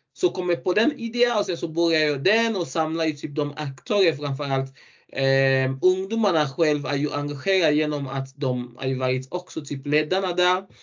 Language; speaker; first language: Swedish; non-native, fluent; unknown